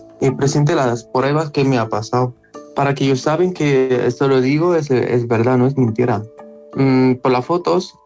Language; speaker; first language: Spanish; non-native, learner; Arabic